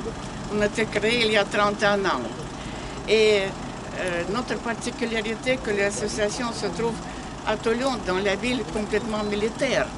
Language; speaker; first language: French; non-native, fluent; Russian